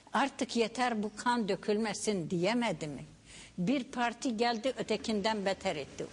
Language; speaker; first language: Turkish; non-native, local second language; Kurdish